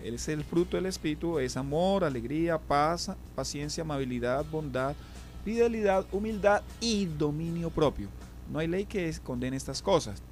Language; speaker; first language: Spanish; native; Spanish